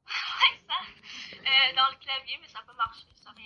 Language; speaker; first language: French; native; French